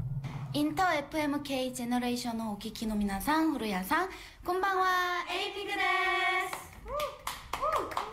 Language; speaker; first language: Japanese; non-native, learner; Korean